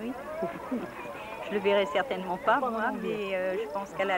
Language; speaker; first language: French; native; French